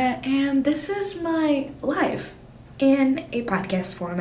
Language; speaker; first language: English; non-native, fluent; Kabuverdianu